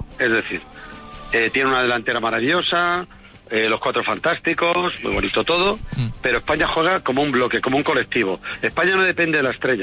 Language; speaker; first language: Spanish; native; Spanish